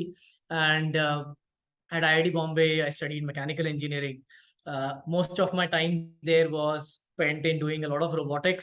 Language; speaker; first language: English; non-native, local second language; Hindi